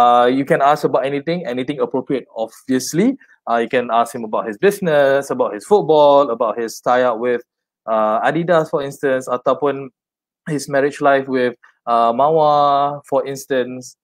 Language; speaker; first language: English; non-native, local second language; Malay